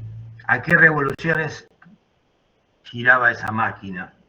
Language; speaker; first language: Spanish; native; Spanish